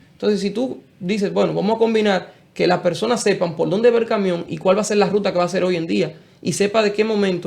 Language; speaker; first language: Spanish; native; Spanish